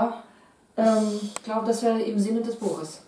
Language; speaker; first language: German; non-native, fluent; Russian